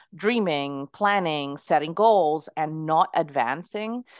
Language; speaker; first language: English; early bilingual, other home language; Spanish